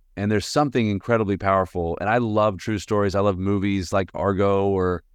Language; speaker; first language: English; native; English